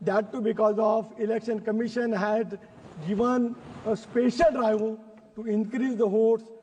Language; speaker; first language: English; non-native, local second language; Marathi